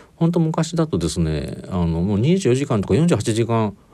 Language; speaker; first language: Japanese; native; Japanese